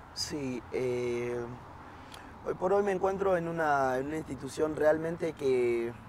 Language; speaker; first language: Spanish; non-native, fluent; French